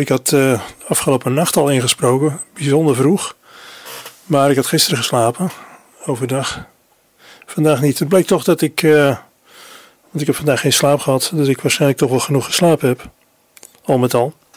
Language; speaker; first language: Dutch; native; Dutch